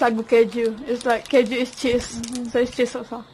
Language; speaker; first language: English; non-native, learner; Indonesian